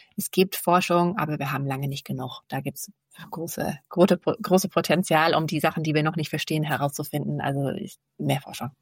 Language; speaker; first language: German; non-native, fluent; English